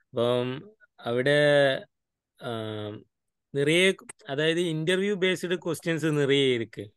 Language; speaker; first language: Tamil; non-native, local second language; Malayalam